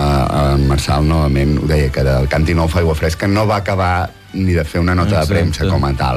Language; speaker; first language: Catalan; native; Catalan